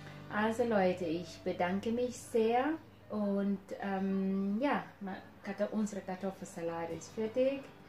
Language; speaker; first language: German; non-native, fluent; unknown